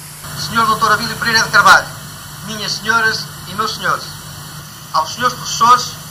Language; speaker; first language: Portuguese; native; Portuguese